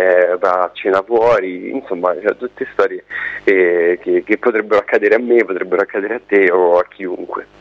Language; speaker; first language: Italian; native; Italian